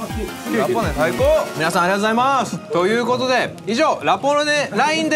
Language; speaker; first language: Japanese; native; Japanese